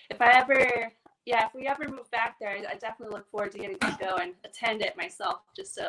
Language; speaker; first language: English; native; English